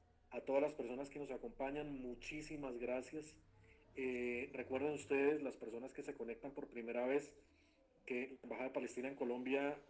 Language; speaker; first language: Spanish; native; Spanish